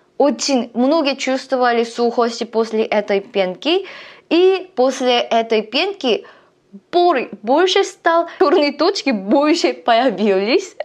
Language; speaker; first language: Russian; non-native, learner; Korean